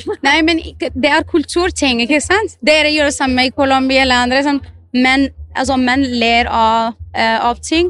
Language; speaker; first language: Norwegian; non-native, fluent; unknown